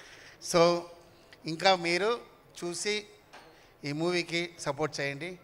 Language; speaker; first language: Telugu; non-native, learner; Kannada